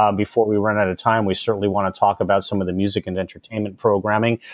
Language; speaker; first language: English; native; English